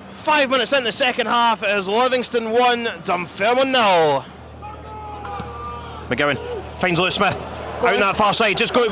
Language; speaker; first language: English; native; English